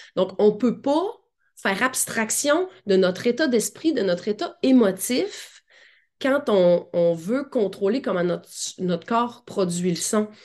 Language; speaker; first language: French; native; French